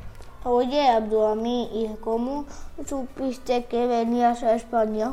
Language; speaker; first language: Spanish; early bilingual, other home language; Arabic